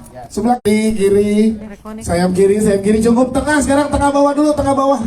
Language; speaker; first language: Indonesian; native; Indonesian